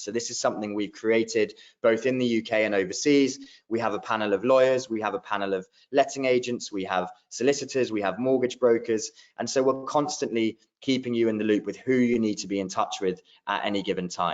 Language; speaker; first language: English; native; English